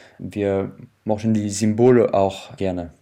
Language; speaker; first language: German; non-native, fluent; French